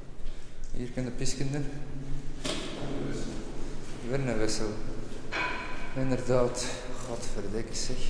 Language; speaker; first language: Dutch; native; Dutch